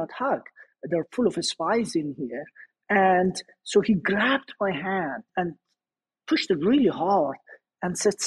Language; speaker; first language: English; non-native, fluent; Persian